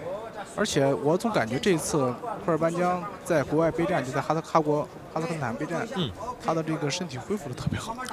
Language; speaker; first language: Chinese; native; Chinese